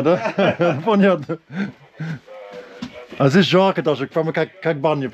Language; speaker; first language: Russian; non-native, learner; English